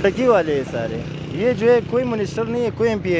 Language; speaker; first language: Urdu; non-native, local second language; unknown